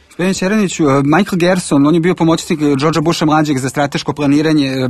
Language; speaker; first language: Serbian; native; Serbian